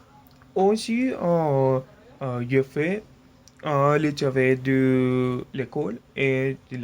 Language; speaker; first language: French; non-native, learner; Spanish